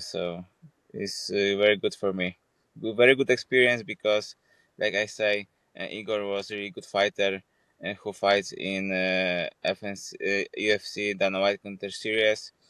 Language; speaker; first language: English; non-native, fluent; Polish